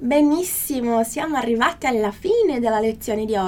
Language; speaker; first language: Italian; non-native, fluent; Portuguese